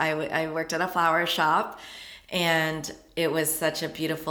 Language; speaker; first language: English; native; English